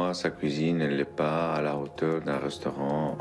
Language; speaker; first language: French; non-native, fluent; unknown